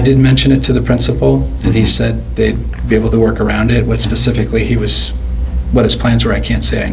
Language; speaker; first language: English; native; English